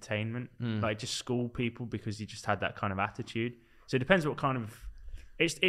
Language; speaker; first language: English; native; English